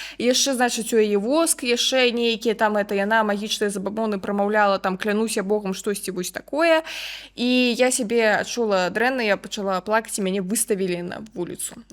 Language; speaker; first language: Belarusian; non-native, local second language; Russian